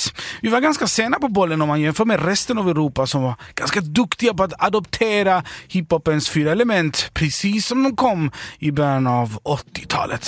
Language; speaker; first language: Swedish; native; Swedish